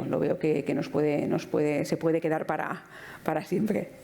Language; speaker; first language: Spanish; native; Spanish